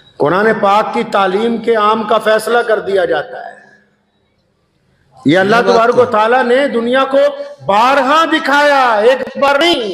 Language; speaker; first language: Urdu; native; Urdu